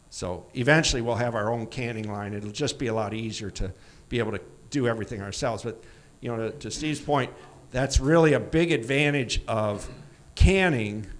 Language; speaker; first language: English; native; English